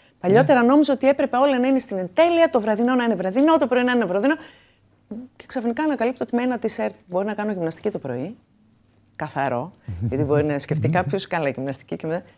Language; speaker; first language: Greek; native; Greek